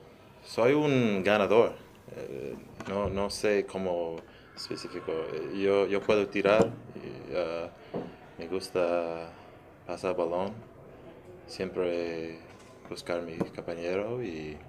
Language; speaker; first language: Spanish; early bilingual, heritage; English